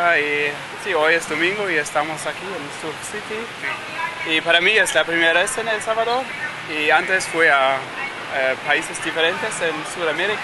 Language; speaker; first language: Spanish; non-native, learner; German